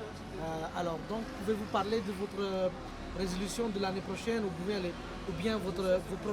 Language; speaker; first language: French; non-native, local second language; Malagasy